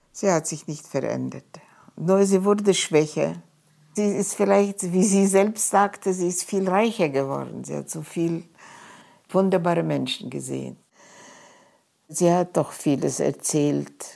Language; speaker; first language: German; non-native, fluent; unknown